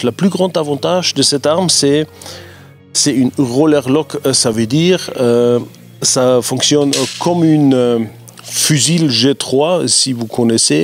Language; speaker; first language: French; non-native, fluent; German